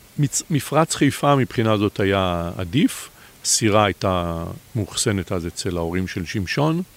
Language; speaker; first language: Hebrew; native; Hebrew